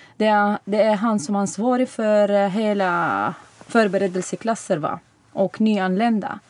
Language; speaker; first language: Swedish; non-native, fluent; Arabic